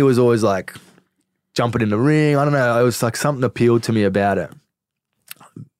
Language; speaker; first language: English; native; English